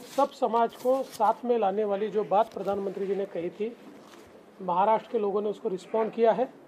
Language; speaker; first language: Hindi; non-native, local second language; Marathi